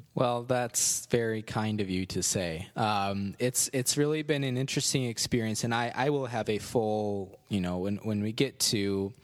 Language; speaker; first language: English; native; English